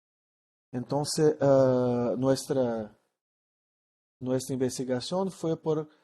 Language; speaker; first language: Spanish; non-native, learner; Portuguese